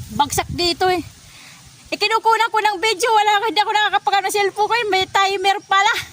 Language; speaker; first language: Filipino; non-native, local second language; Waray